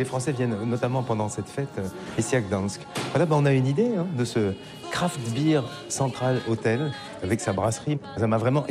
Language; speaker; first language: French; native; French